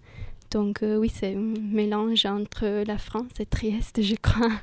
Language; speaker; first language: French; non-native, fluent; Italian